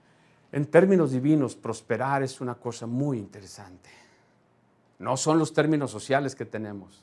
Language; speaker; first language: Spanish; native; Spanish